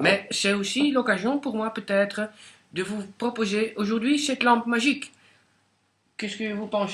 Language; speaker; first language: French; non-native, local second language; Dutch